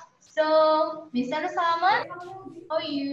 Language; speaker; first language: English; non-native, learner; Indonesian